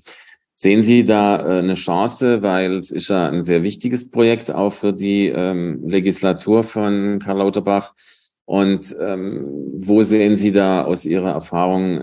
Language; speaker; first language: German; native; German